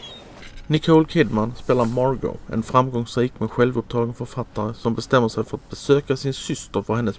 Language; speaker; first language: Swedish; native; Swedish